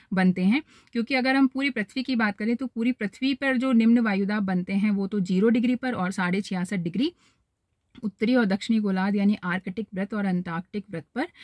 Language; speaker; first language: Hindi; native; Hindi